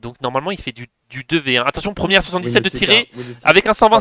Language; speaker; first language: French; native; French